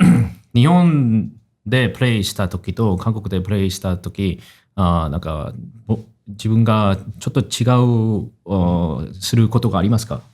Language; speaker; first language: Japanese; non-native, fluent; Korean